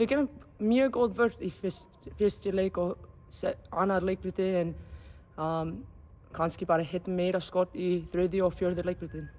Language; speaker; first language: Icelandic; non-native, learner; English